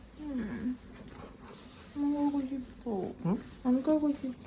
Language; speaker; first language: Korean; non-native, learner; Russian